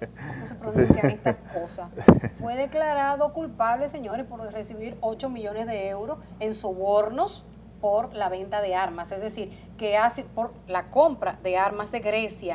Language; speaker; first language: Spanish; native; Spanish